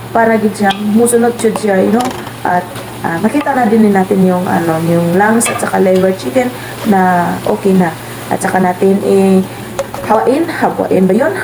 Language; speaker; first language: Filipino; non-native, local second language; Cebuano